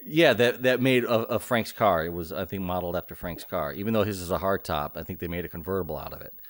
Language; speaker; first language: English; native; English